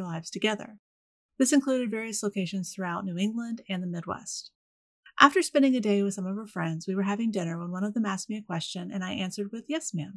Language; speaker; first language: English; native; English